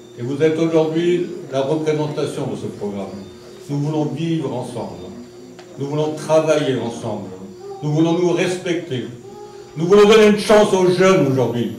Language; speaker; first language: French; non-native, local second language; German